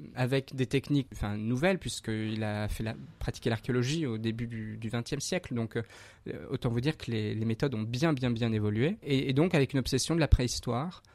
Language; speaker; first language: French; native; French